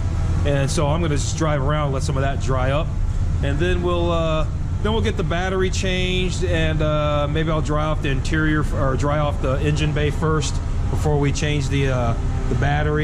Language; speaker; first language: English; native; English